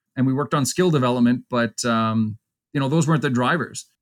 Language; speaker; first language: English; native; English